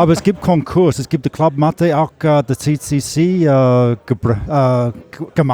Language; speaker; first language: German; non-native, learner; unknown